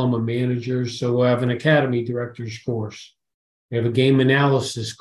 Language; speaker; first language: English; native; English